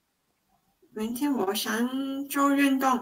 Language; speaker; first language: Chinese; non-native, learner; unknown